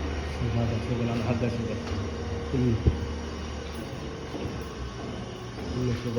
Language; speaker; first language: Arabic; non-native, learner; Bangla